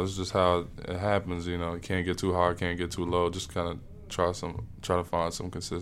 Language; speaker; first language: English; native; English